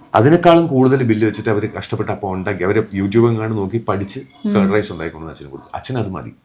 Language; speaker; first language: Malayalam; native; Malayalam